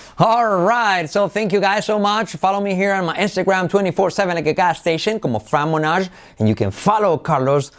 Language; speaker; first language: English; non-native, fluent; Spanish